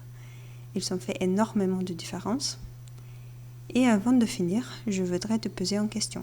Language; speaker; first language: French; non-native, fluent; Bulgarian